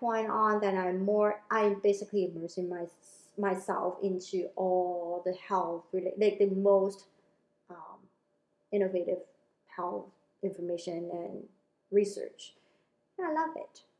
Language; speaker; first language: English; non-native, local second language; Cantonese